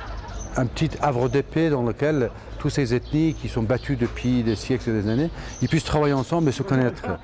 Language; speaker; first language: French; non-native, fluent; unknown